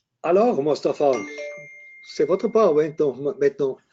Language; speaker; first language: French; non-native, learner; German